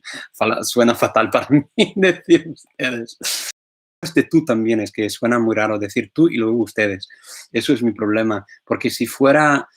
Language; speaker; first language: Spanish; non-native, fluent; English